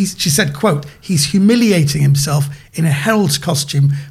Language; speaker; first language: English; native; English